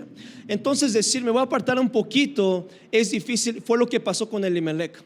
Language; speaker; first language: Spanish; native; Spanish